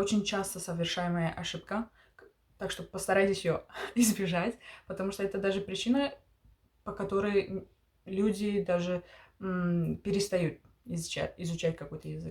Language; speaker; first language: Russian; early bilingual, heritage; Russian